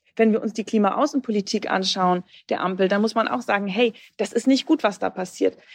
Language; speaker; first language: German; native; German